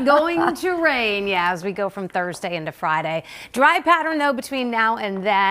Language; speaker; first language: English; native; English